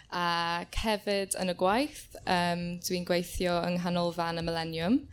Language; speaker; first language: Welsh; non-native, learner; English